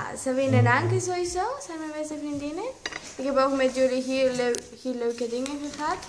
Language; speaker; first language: Dutch; non-native, learner; Spanish